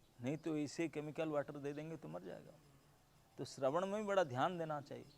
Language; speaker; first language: Hindi; non-native, local second language; Bangla